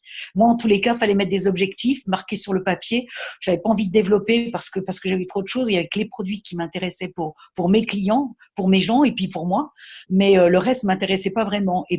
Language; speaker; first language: French; native; French